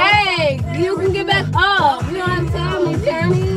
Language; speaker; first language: English; native; English